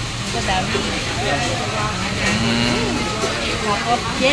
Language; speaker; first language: Filipino; non-native, learner; Chinese